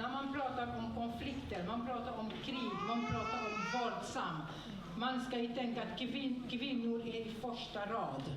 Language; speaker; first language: Swedish; non-native, fluent; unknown